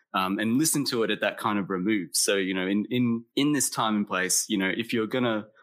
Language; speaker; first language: English; native; English